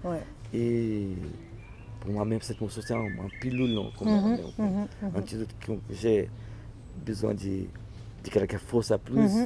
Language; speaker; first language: French; non-native, learner; Portuguese